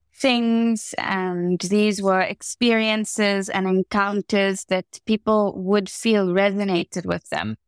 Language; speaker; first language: English; native; English